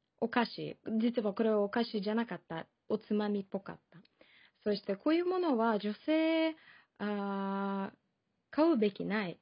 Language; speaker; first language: Japanese; non-native, fluent; Russian